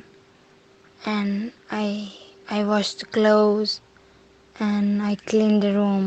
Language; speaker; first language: English; non-native, learner; Persian